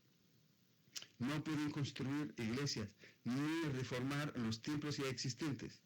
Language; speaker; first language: Spanish; non-native, fluent; Arabic